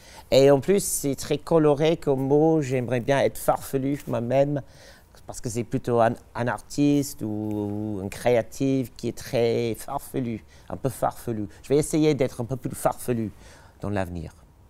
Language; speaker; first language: French; non-native, fluent; English